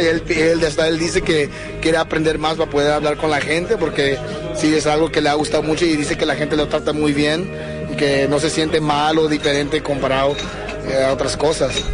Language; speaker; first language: Spanish; early bilingual, heritage; English